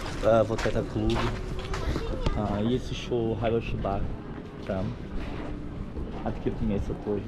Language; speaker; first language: Russian; non-native, learner; Portuguese